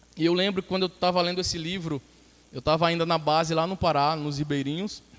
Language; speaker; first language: Portuguese; native; Portuguese